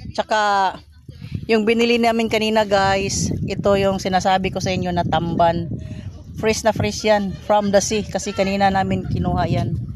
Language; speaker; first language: Filipino; non-native, local second language; Cebuano